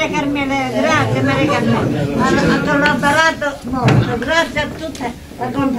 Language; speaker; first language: Italian; non-native, local second language; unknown